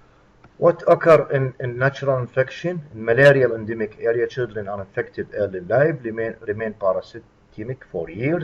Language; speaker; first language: English; non-native, fluent; Arabic